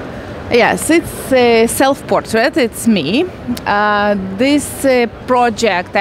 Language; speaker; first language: English; non-native, learner; Russian